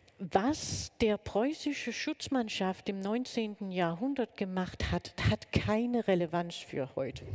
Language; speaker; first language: German; non-native, fluent; Danish